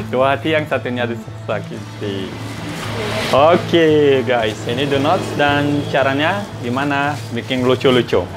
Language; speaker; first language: Indonesian; non-native, learner; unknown